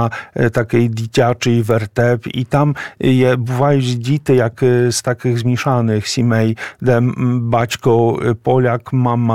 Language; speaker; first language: Ukrainian; non-native, fluent; Polish